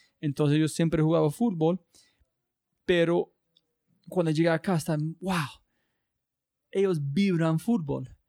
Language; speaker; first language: Spanish; non-native, learner; English